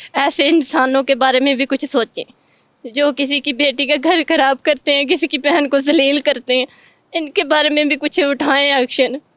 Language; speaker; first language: Urdu; non-native, local second language; Punjabi